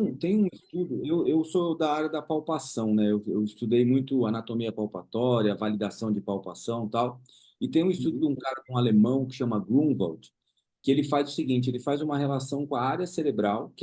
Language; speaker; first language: Portuguese; native; Portuguese